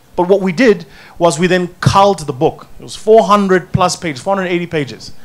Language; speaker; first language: English; non-native, local second language; Zulu